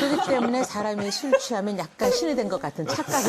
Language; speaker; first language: Korean; native; Korean